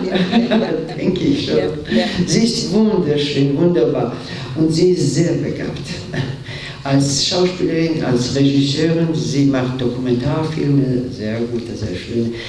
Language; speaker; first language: German; non-native, fluent; Georgian